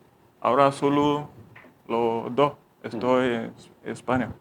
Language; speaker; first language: Spanish; non-native, learner; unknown